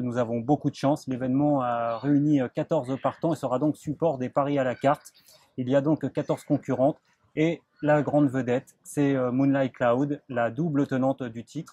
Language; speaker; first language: French; native; French